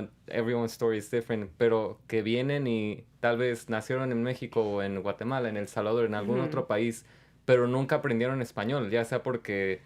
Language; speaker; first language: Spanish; early bilingual, heritage; Spanish